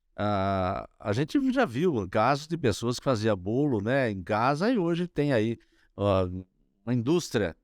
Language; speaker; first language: Portuguese; native; Portuguese